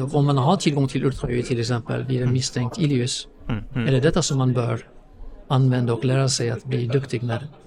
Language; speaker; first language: Swedish; non-native, fluent; English